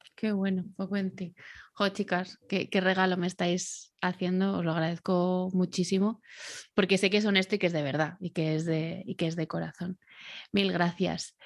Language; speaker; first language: Spanish; native; Spanish